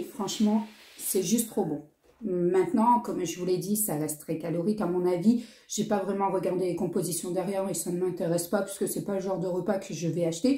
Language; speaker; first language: French; native; French